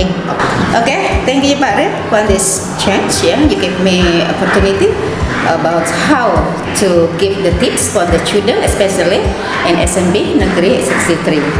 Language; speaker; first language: English; non-native, learner; Indonesian